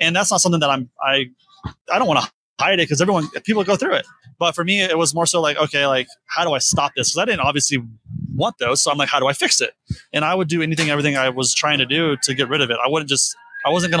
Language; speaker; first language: English; native; English